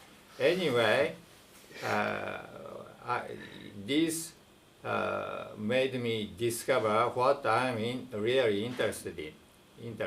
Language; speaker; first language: English; non-native, fluent; Japanese